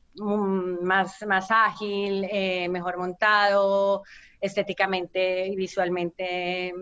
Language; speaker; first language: Spanish; native; Spanish